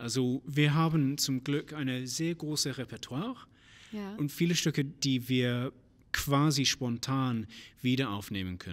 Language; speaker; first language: German; non-native, fluent; English